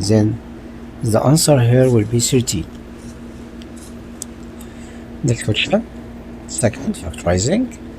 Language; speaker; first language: English; non-native, local second language; Arabic